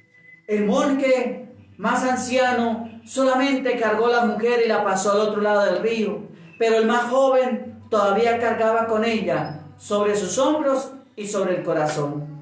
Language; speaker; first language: Spanish; native; Spanish